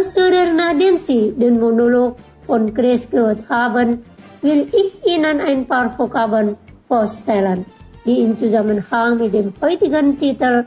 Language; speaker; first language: German; non-native, fluent; Indonesian